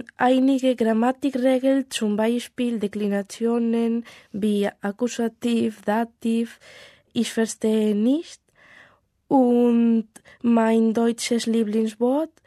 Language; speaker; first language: German; non-native, learner; Spanish